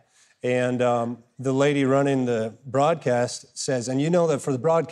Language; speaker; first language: English; non-native, fluent; German